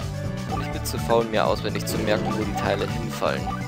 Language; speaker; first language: German; native; German